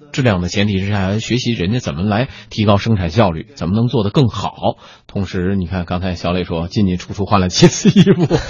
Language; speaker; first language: Chinese; native; Chinese